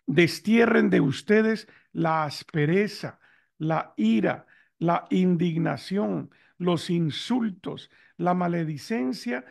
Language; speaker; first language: Spanish; native; Spanish